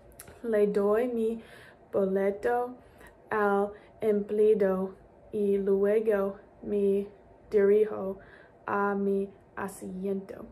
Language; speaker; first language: Spanish; non-native, learner; English